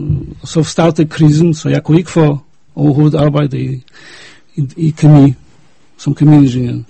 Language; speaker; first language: Danish; non-native, fluent; Polish